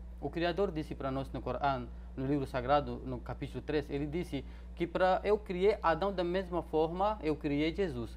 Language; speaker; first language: Portuguese; non-native, fluent; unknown